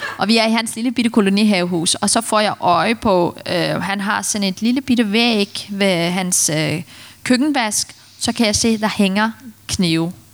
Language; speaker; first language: Danish; early bilingual, other home language; Turkish